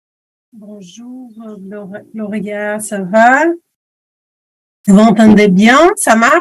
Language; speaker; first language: French; non-native, fluent; Portuguese